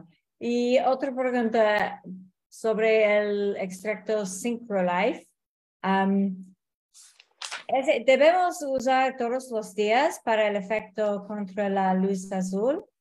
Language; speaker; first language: Spanish; non-native, fluent; English